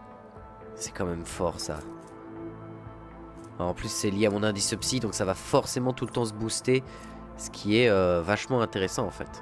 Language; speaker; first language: French; native; French